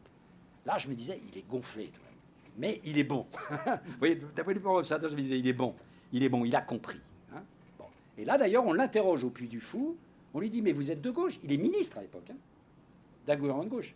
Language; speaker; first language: French; native; French